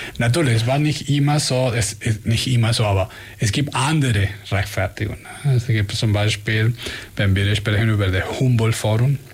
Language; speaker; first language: German; non-native, fluent; Spanish